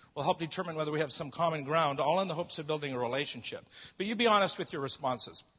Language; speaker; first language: English; native; English